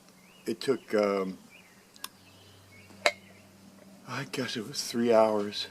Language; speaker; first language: English; native; English